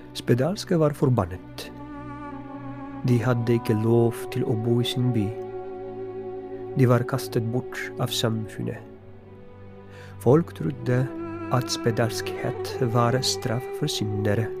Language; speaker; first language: Norwegian; non-native, fluent; Polish